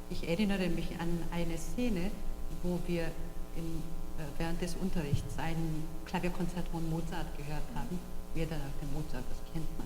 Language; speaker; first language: German; non-native, fluent; Korean